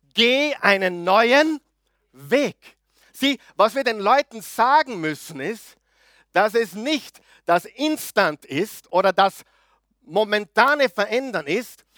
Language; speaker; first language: German; native; German